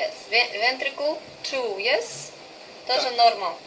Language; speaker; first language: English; non-native, learner; Russian